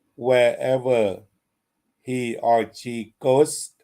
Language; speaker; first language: English; non-native, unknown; Thai